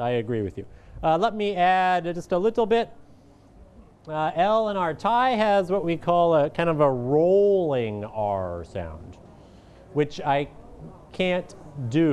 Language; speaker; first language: English; non-native, fluent; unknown